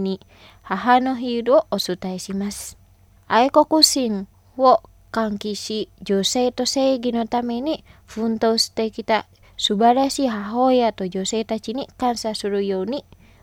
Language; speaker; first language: Japanese; non-native, fluent; Indonesian